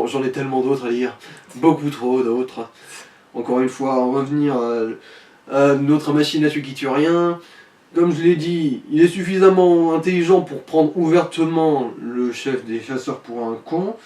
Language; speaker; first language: French; native; French